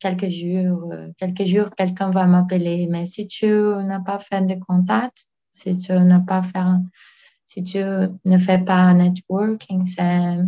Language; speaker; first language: French; non-native, learner; Portuguese